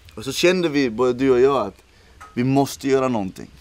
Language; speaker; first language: Swedish; early bilingual, other home language; Spanish